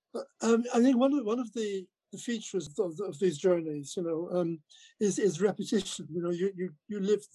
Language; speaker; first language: English; native; English